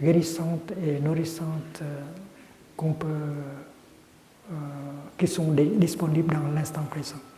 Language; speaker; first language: French; non-native, fluent; Vietnamese